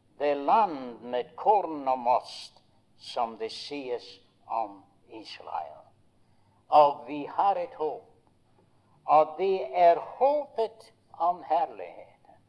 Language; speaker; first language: Norwegian; early bilingual, heritage; Norwegian